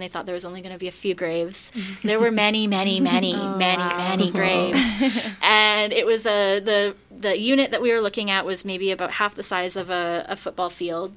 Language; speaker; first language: English; native; English